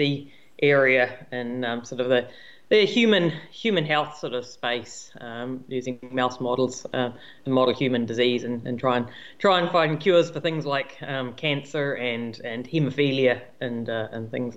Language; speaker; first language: English; native; English